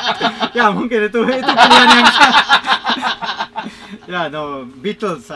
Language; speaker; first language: Indonesian; non-native, fluent; English